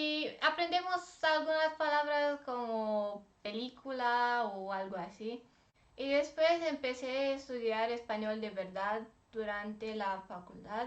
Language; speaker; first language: Spanish; non-native, fluent; Romanian